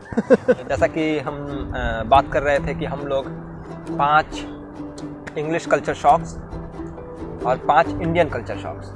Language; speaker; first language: Hindi; native; Hindi